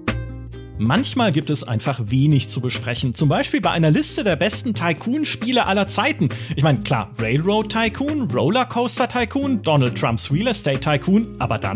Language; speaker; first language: German; native; German